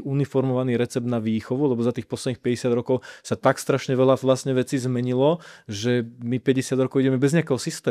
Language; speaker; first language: Slovak; native; Slovak